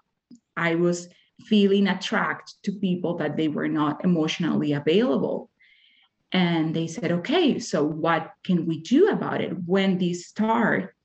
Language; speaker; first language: English; non-native, fluent; Spanish